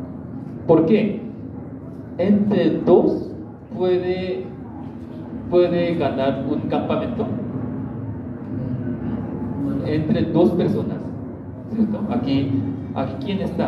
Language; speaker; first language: Spanish; non-native, learner; Korean